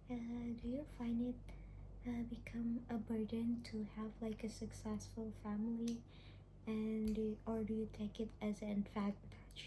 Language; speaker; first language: English; non-native, local second language; Indonesian